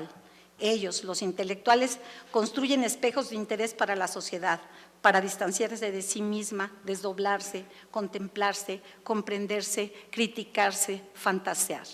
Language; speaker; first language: Spanish; native; Spanish